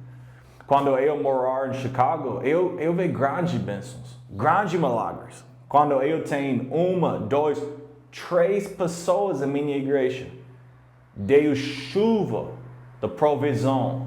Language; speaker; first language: Portuguese; non-native, learner; English